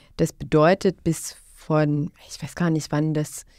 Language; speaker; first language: German; non-native, fluent; Bosnian